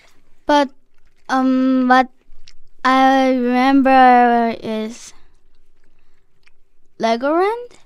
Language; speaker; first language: English; non-native, learner; Korean